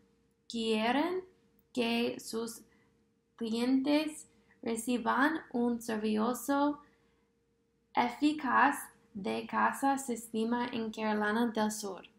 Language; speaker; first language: Spanish; non-native, fluent; English